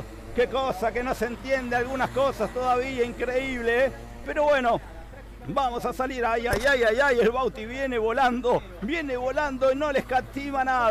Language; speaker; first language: Spanish; native; Spanish